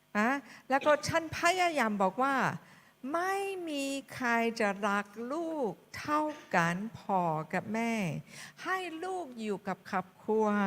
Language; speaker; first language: Thai; non-native, fluent; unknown